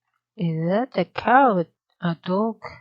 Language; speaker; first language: English; non-native, learner; Japanese